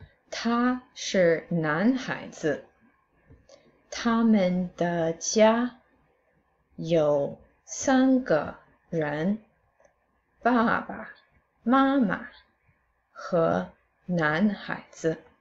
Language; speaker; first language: Chinese; non-native, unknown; English